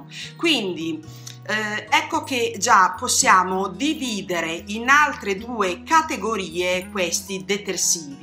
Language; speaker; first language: Italian; native; Italian